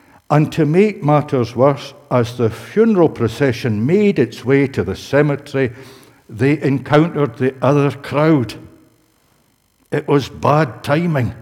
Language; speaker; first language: English; native; English